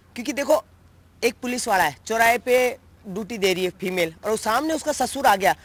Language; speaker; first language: Hindi; native; Hindi